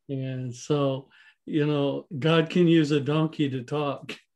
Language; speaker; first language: English; native; English